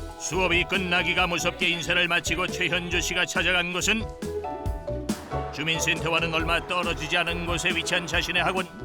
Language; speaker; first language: Korean; native; Korean